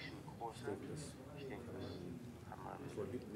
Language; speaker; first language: German; non-native, fluent; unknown